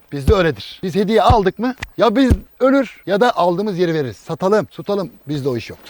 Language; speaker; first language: Turkish; native; Turkish